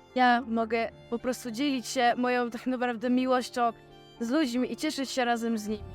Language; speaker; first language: Polish; native; Polish